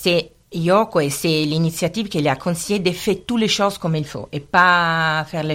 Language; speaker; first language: French; non-native, learner; Italian